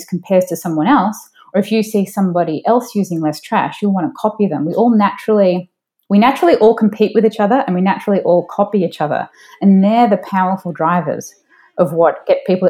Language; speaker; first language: English; native; English